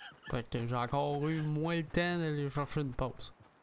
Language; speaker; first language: French; native; French